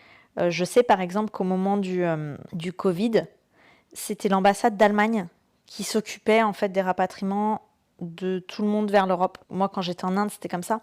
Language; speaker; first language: French; native; French